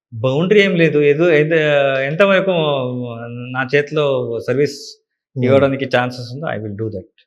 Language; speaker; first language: Telugu; non-native, learner; Kannada